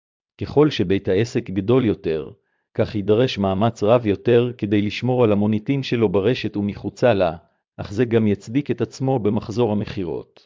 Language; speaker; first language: Hebrew; native; Hebrew